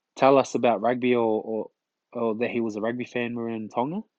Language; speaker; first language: English; early bilingual, other home language; Tongan